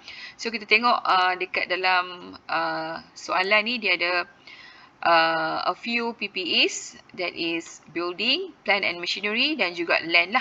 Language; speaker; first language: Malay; native; Malay